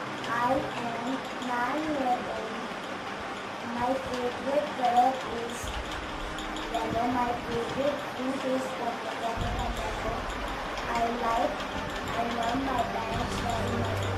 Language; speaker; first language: English; non-native, learner; Hindi